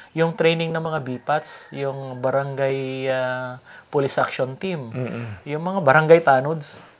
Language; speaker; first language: Filipino; non-native, local second language; Iloko